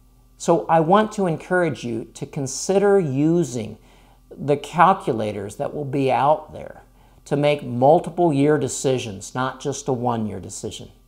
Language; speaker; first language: English; native; English